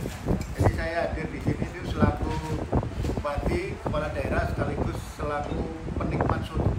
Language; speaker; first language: Indonesian; native; Indonesian